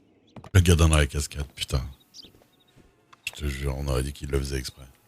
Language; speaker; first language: French; native; French